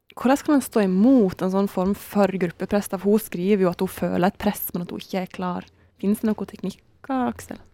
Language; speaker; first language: Norwegian; native; Norwegian